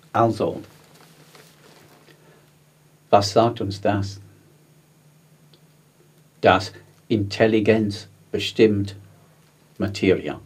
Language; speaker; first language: German; non-native, fluent; English